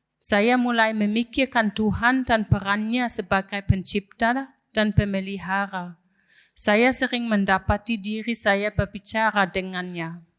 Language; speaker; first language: Indonesian; non-native, fluent; German